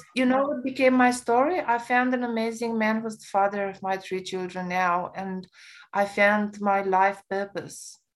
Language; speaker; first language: English; non-native, fluent; Romanian